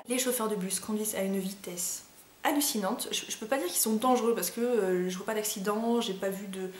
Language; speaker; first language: French; native; French